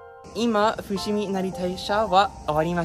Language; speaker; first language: Japanese; non-native, learner; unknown